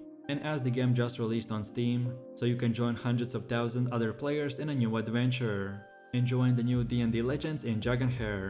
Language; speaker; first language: English; non-native, fluent; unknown